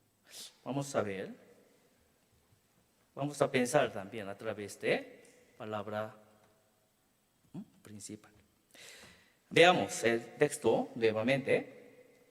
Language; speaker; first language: Spanish; non-native, learner; Korean